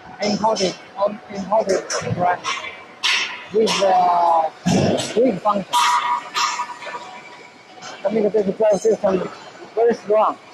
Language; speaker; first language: English; non-native, learner; Chinese